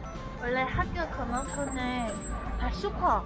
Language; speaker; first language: Korean; early bilingual, heritage; Korean